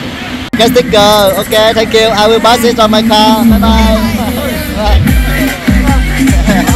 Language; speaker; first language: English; non-native, learner; Vietnamese